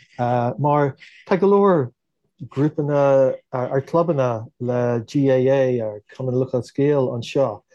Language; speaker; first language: Irish; non-native, local second language; English